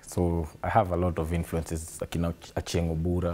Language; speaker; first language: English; non-native, local second language; Swahili